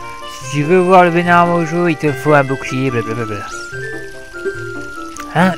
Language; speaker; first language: French; native; French